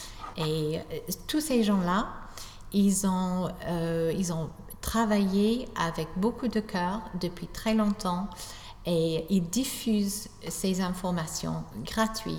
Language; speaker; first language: French; non-native, fluent; English